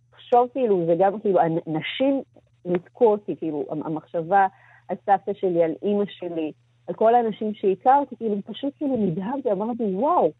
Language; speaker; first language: Hebrew; early bilingual, other home language; Amharic